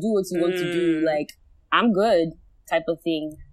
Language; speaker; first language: English; non-native, local second language; Akan